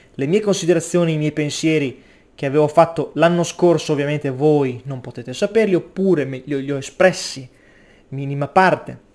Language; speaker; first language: Italian; native; Italian